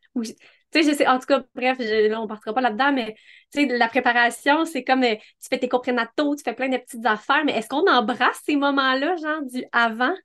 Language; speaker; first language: French; native; French